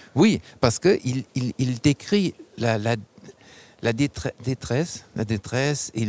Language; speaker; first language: French; non-native, fluent; German